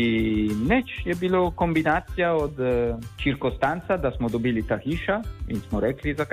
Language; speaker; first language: Slovenian; non-native, learner; Italian